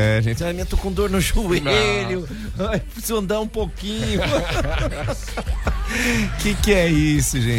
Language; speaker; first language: Portuguese; native; Portuguese